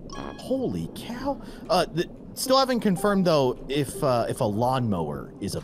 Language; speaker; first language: English; native; English